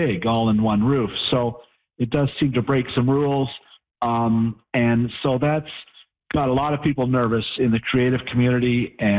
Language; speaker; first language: English; native; English